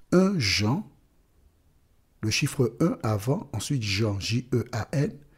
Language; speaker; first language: French; native; French